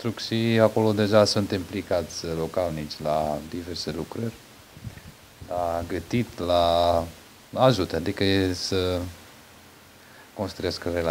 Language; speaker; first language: Romanian; non-native, fluent; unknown